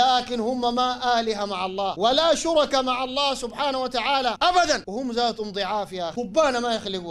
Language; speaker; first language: Arabic; native; Arabic